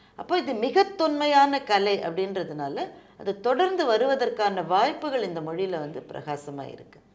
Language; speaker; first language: Tamil; native; Tamil